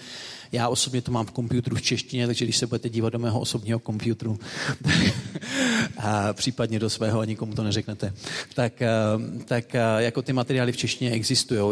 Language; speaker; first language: Czech; native; Czech